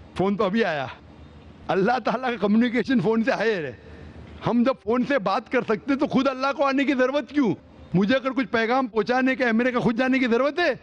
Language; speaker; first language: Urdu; non-native, local second language; Konkani